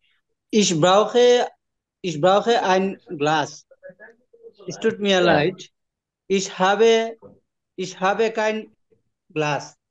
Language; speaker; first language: German; non-native, learner; Bangla